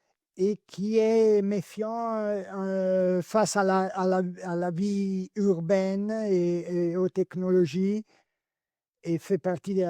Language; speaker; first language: French; non-native, learner; Italian